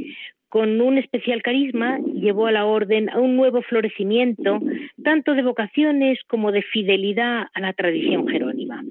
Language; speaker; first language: Spanish; native; Spanish